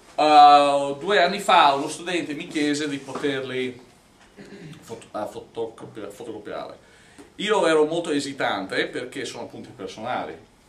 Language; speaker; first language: Italian; non-native, fluent; English